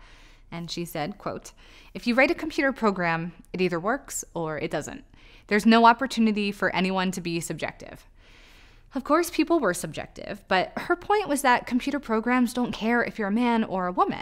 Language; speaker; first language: English; native; English